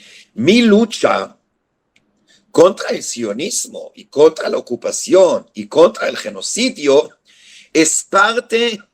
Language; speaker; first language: Spanish; non-native, fluent; Hebrew